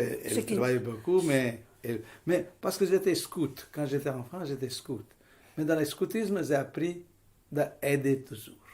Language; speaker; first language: French; non-native, fluent; Hindi